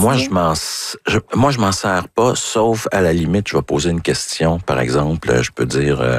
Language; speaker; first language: French; native; French